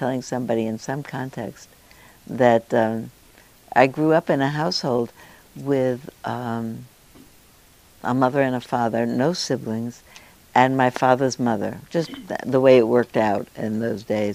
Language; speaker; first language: English; early bilingual, other home language; Yiddish